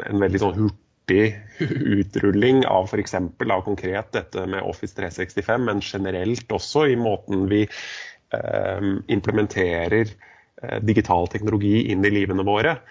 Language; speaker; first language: Norwegian; native; Norwegian